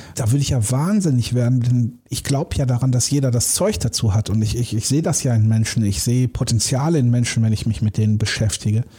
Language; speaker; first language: German; native; German